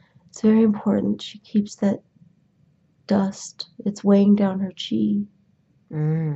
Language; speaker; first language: English; native; English